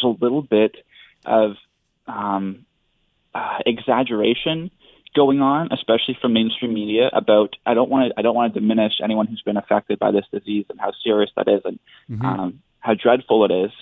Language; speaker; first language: English; native; English